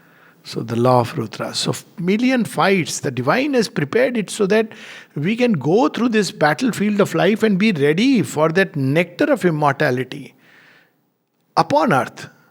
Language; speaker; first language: English; non-native, local second language; Hindi